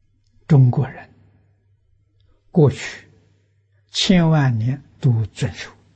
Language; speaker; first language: Chinese; native; Chinese